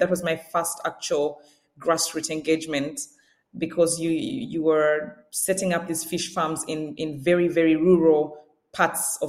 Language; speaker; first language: English; non-native, local second language; Ganda